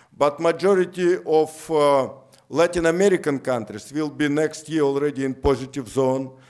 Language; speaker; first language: English; non-native, fluent; Russian